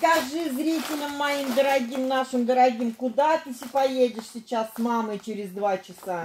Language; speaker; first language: Russian; native; Russian